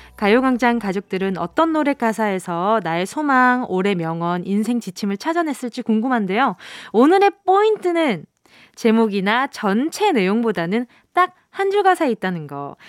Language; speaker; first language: Korean; native; Korean